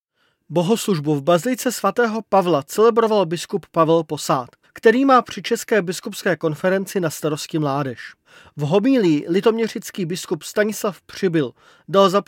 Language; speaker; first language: Czech; native; Czech